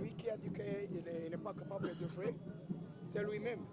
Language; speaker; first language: French; non-native, local second language; Kinyarwanda